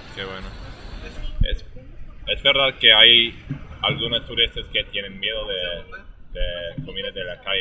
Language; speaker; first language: Spanish; non-native, learner; English